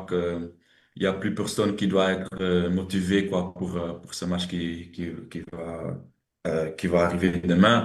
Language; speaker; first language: French; native; French